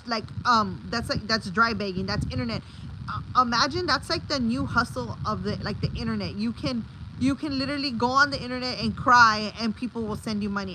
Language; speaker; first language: English; early bilingual, other home language; Spanish